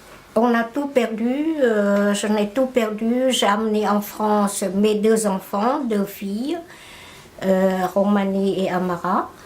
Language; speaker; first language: French; non-native, fluent; Khmer